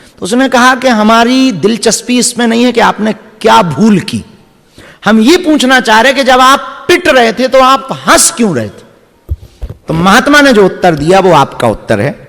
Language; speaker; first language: Hindi; native; Hindi